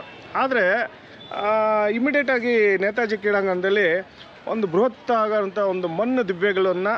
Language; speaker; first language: Kannada; native; Kannada